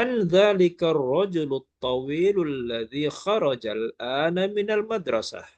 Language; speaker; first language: Arabic; non-native, fluent; Malay